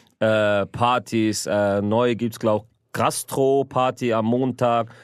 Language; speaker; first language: German; native; German